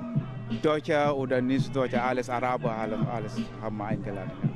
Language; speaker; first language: German; non-native, local second language; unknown